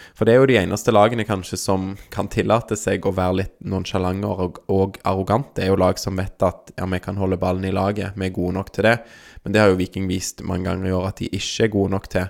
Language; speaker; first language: Norwegian; native; Norwegian